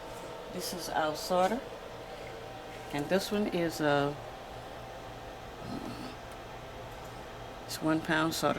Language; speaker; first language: English; native; English